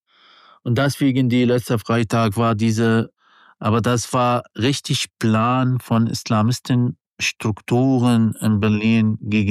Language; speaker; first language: German; non-native, learner; Arabic